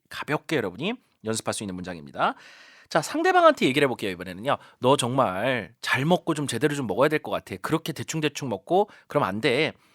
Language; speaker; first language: Korean; native; Korean